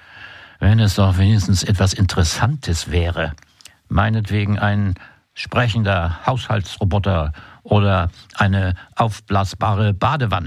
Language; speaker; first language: German; native; German